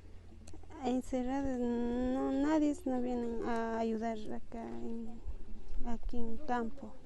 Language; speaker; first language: Spanish; non-native, local second language; Quechua